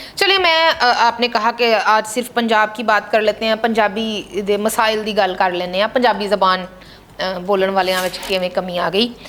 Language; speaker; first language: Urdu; non-native, local second language; Punjabi